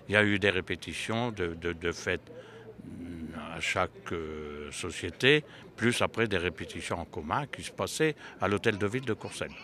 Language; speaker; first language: French; native; French